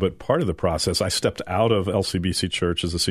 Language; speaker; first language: English; native; English